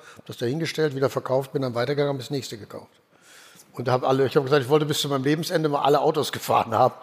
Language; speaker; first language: German; native; German